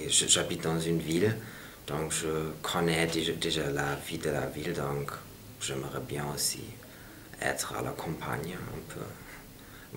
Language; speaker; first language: French; non-native, fluent; German